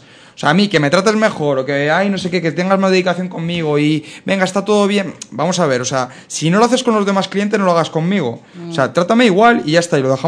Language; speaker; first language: Spanish; native; Spanish